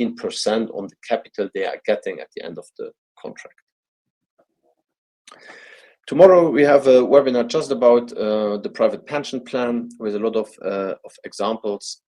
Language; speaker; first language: English; non-native, fluent; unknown